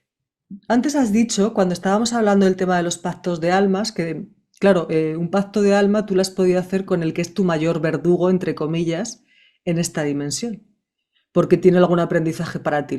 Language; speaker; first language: Spanish; native; Spanish